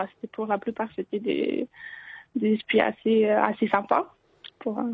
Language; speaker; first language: French; non-native, fluent; Romanian